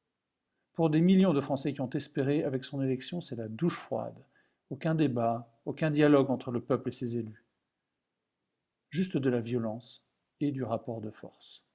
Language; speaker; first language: French; native; French